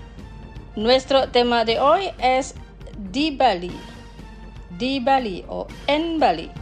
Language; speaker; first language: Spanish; non-native, fluent; Indonesian